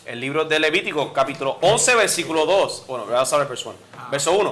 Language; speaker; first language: Spanish; native; Spanish